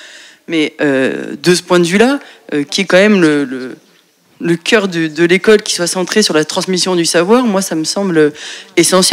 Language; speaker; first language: French; native; French